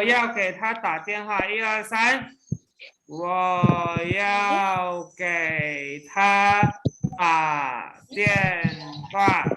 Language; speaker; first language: Chinese; non-native, fluent; Indonesian